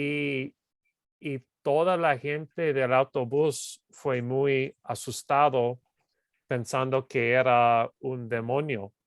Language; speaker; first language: Spanish; non-native, fluent; English